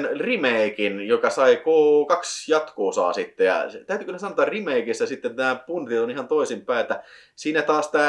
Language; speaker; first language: Finnish; native; Finnish